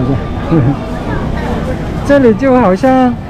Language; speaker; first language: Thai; non-native, learner; Chinese